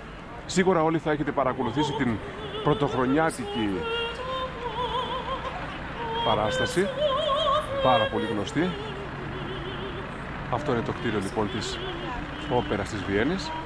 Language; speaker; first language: Greek; native; Greek